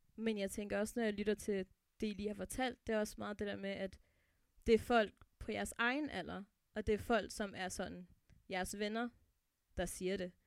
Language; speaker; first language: Danish; early bilingual, other home language; Arabic